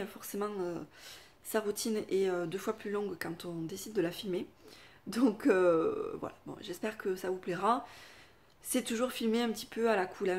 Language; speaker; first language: French; native; French